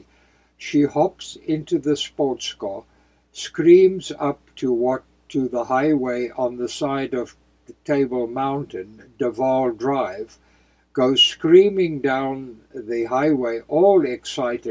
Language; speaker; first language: English; native; English